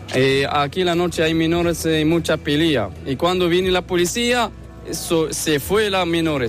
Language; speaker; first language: Spanish; non-native, learner; Arabic